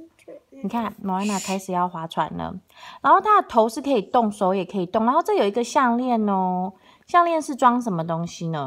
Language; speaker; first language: Chinese; native; Chinese